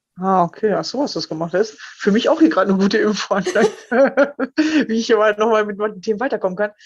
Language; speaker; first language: German; native; German